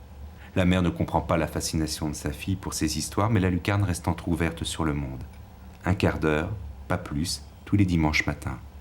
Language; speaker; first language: French; native; French